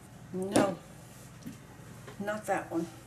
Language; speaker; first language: English; native; English